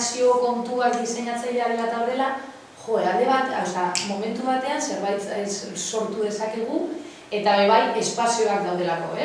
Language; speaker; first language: Basque; non-native, local second language; Spanish